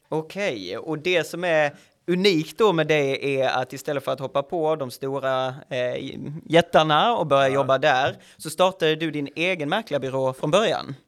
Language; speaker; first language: Swedish; native; Swedish